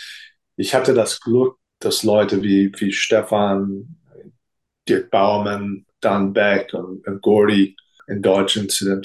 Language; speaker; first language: German; non-native, fluent; English